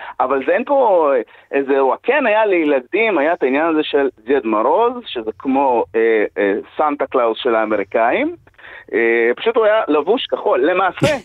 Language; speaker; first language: Hebrew; early bilingual, other home language; Russian